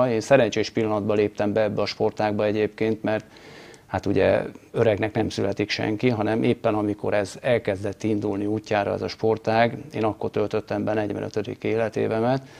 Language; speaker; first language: Hungarian; native; Hungarian